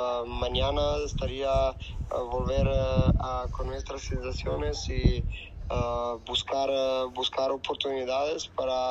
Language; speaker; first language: Spanish; non-native, fluent; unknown